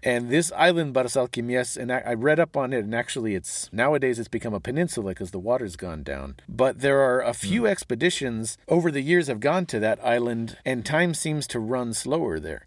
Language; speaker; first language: English; native; English